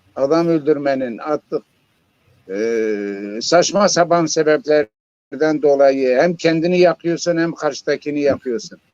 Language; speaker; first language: Turkish; non-native, local second language; Zaza